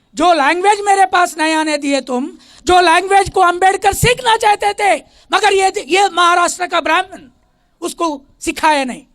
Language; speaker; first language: Hindi; non-native, local second language; Telugu